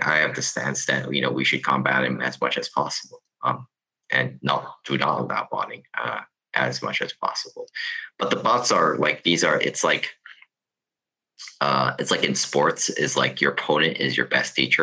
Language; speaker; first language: English; non-native, local second language; Cantonese